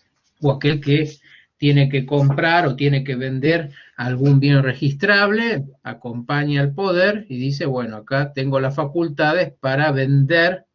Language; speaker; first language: Spanish; native; Spanish